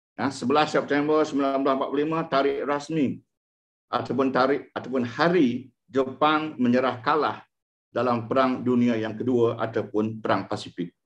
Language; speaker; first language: Malay; non-native, local second language; Iban